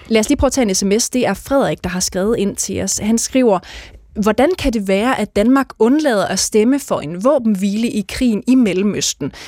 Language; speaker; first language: Danish; native; Danish